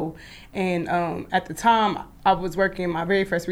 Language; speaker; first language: English; native; English